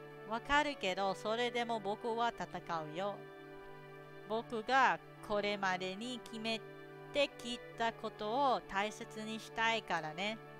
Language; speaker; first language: Japanese; non-native, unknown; English